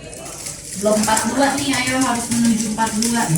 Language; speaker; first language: Indonesian; native; Indonesian